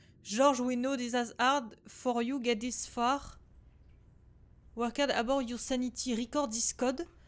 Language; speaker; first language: English; non-native, learner; French